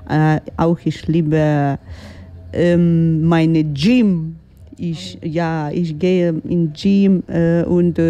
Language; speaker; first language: German; non-native, learner; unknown